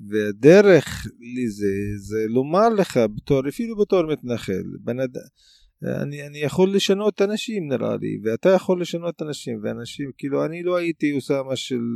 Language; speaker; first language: Hebrew; non-native, local second language; Arabic